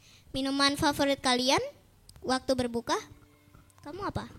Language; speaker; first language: Indonesian; native; Indonesian